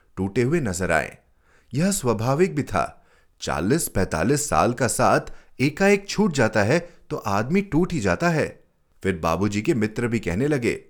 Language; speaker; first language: Hindi; native; Hindi